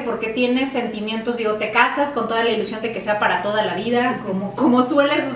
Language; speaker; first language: Spanish; native; Spanish